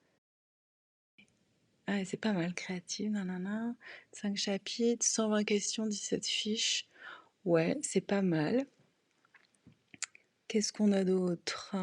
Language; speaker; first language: French; native; French